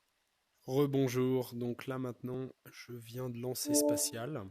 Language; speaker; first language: French; native; French